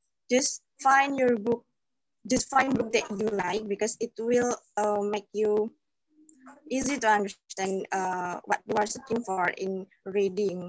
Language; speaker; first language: English; non-native, fluent; Indonesian